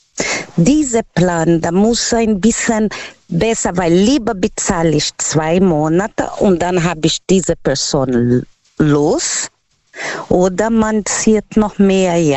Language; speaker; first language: German; non-native, fluent; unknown